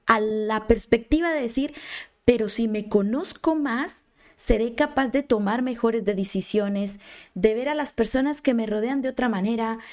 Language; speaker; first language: Spanish; native; Spanish